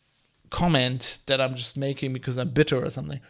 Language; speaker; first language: English; non-native, fluent; German